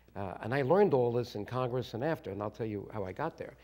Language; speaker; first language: English; native; English